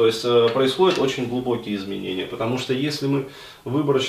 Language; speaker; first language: Russian; native; Russian